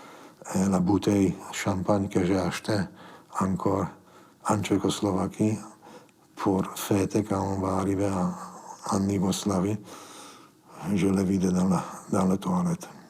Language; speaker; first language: French; non-native, fluent; Slovak